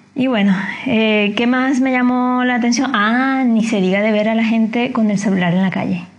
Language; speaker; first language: Spanish; native; Spanish